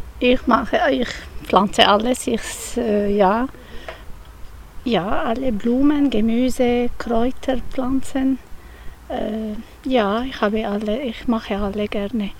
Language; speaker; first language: German; non-native, learner; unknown